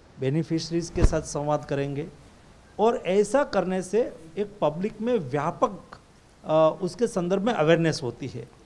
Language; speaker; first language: Hindi; non-native, local second language; Gujarati